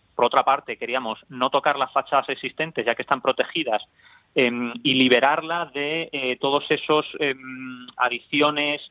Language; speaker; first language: Spanish; native; Spanish